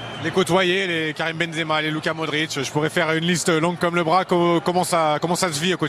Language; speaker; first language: French; native; French